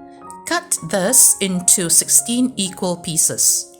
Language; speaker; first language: English; native; English